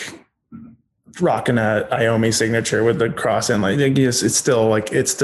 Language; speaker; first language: English; native; English